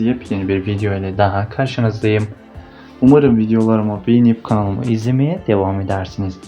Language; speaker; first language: Turkish; native; Turkish